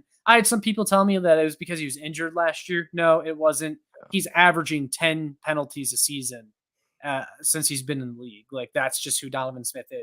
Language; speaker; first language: English; native; English